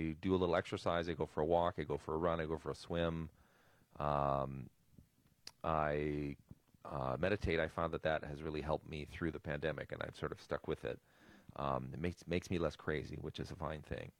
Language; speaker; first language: English; native; English